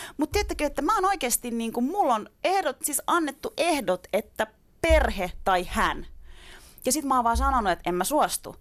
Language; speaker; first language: Finnish; early bilingual, other home language; Turkish